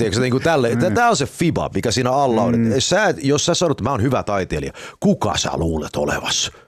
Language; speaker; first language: Finnish; early bilingual, heritage; Finnish